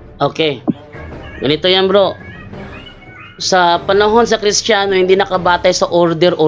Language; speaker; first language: Filipino; non-native, local second language; Cebuano